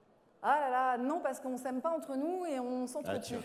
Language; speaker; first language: French; native; French